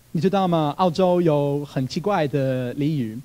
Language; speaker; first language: Chinese; non-native, fluent; English